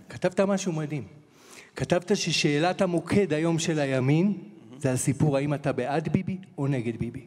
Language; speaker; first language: Hebrew; native; Hebrew